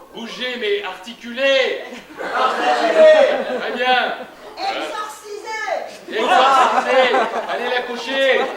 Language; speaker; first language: French; native; French